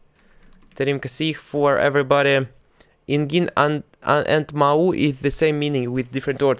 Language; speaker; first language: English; non-native, fluent; Russian